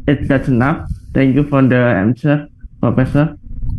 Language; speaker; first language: English; non-native, learner; Indonesian